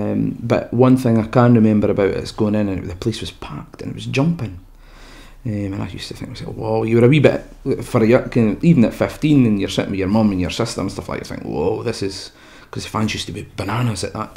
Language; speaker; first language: English; native; English